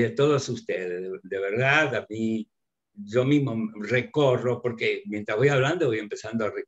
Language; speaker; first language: Spanish; early bilingual, other home language; Russian